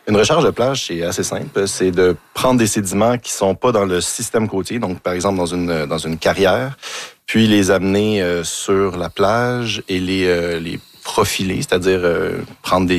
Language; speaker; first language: French; native; French